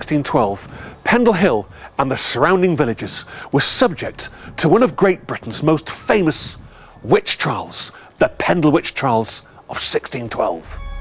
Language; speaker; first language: English; native; English